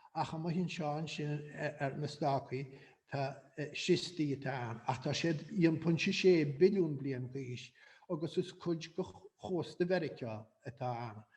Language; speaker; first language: Irish; native; Irish